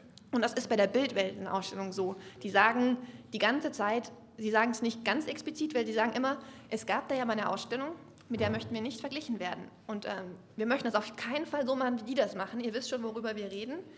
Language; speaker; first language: German; native; German